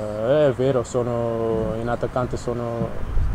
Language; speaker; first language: Italian; non-native, learner; Dutch